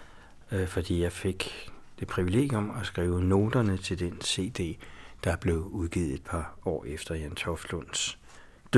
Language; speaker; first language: Danish; native; Danish